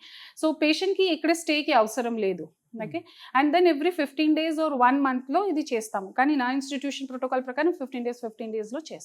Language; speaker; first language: Telugu; non-native, fluent; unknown